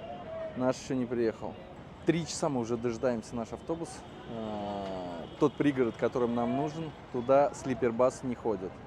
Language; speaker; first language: Russian; native; Russian